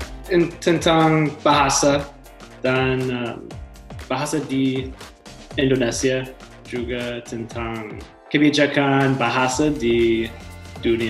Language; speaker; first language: Indonesian; non-native, learner; English